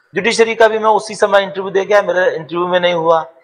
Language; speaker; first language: Hindi; native; Hindi